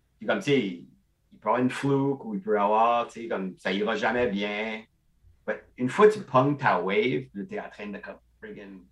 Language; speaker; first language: French; non-native, local second language; English